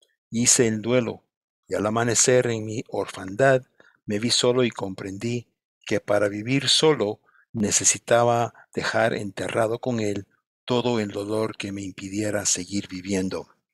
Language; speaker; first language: Spanish; native; Spanish